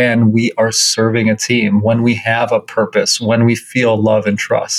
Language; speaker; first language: English; native; English